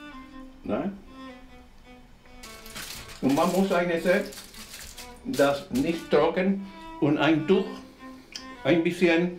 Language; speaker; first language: German; non-native, fluent; Spanish